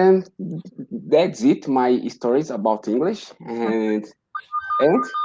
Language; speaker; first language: English; non-native, learner; Portuguese